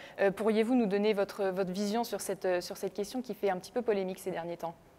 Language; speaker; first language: French; native; French